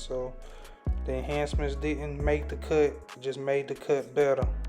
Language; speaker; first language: English; native; English